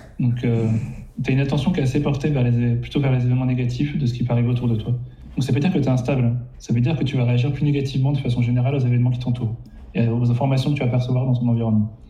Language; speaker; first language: French; native; French